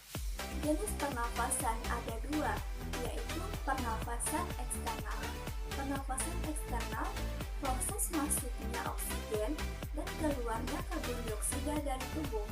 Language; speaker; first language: Indonesian; native; Indonesian